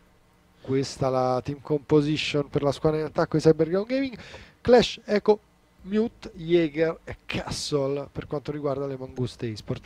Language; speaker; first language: Italian; native; Italian